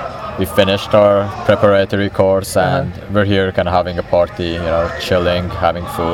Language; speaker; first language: English; non-native, fluent; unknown